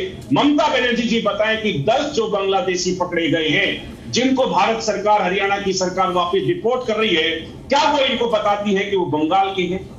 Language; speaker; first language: Hindi; native; Hindi